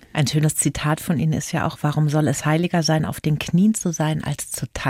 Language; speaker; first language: German; native; German